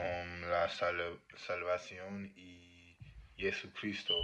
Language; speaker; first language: Spanish; non-native, learner; English